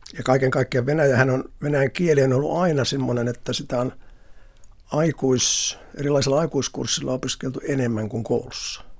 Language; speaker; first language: Finnish; native; Finnish